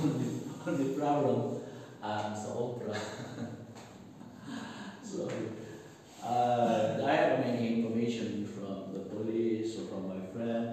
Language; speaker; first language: English; non-native, learner; Korean